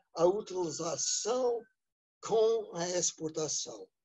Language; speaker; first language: Portuguese; non-native, fluent; English